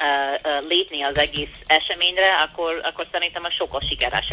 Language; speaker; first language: Hungarian; early bilingual, heritage; Hungarian